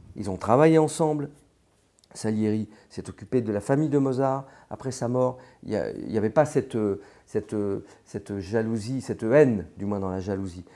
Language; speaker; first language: French; native; French